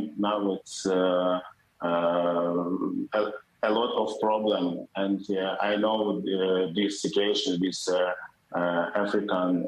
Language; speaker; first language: English; non-native, learner; Ukrainian